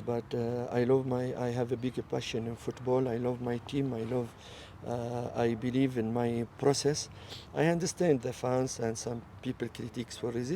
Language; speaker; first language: English; non-native, learner; French